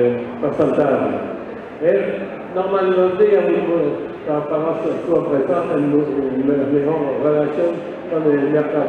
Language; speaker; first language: Spanish; non-native, learner; French